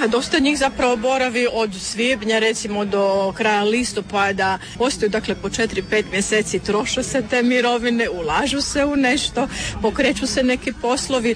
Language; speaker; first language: Serbian; native; Serbian